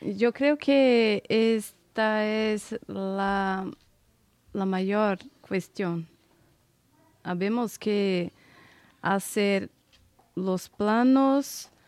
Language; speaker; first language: Spanish; non-native, fluent; Portuguese